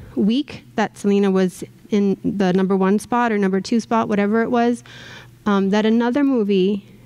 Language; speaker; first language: English; native; English